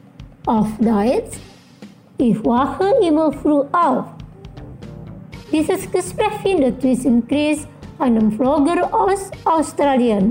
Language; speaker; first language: German; non-native, fluent; Indonesian